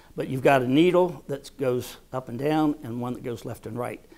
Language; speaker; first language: English; native; English